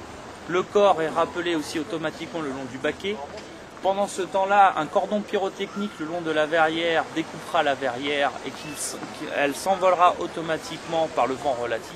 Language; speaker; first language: French; native; French